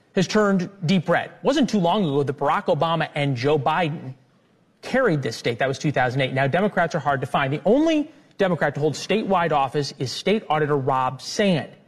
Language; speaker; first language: English; native; English